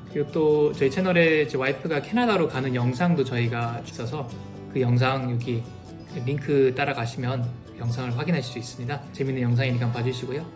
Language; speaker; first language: Korean; native; Korean